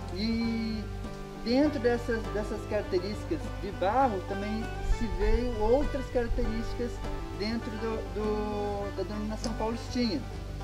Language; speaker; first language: Portuguese; native; Portuguese